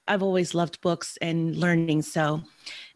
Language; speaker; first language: English; early bilingual, other home language; Spanish